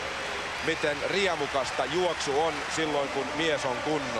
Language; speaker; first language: Finnish; native; Finnish